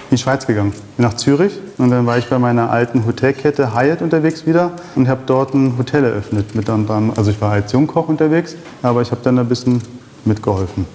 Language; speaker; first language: German; early bilingual, other home language; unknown